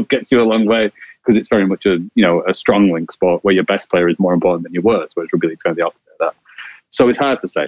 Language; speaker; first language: English; native; English